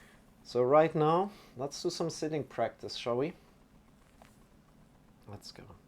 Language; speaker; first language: English; non-native, fluent; German